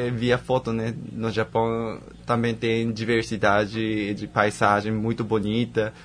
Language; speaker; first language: Portuguese; non-native, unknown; Japanese